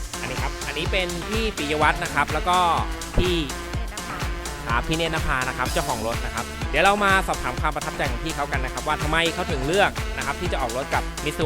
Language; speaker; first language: Thai; native; Thai